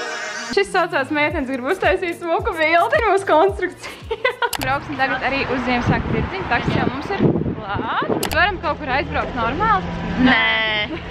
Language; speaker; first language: Latvian; native; Latvian